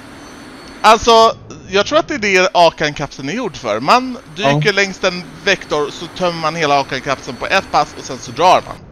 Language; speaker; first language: Swedish; native; Swedish